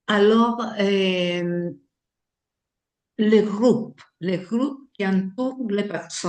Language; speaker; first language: French; non-native, fluent; Spanish